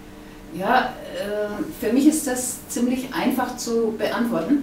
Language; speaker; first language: German; native; German